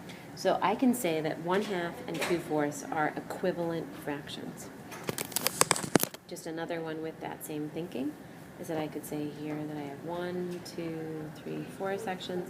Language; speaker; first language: English; native; English